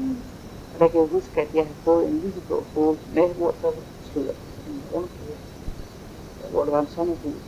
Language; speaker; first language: Danish; native; Danish